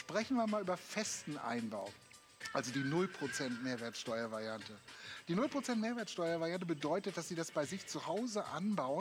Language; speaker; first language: German; native; German